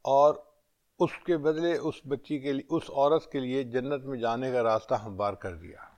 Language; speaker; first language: Urdu; native; Urdu